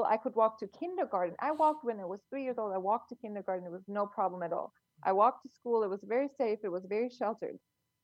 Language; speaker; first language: English; non-native, fluent; German